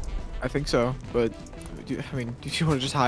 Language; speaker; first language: English; native; English